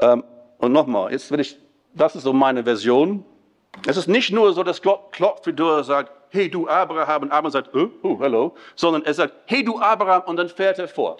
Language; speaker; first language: German; non-native, fluent; English